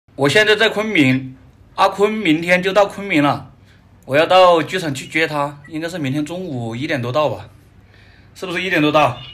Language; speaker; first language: Chinese; native; Chinese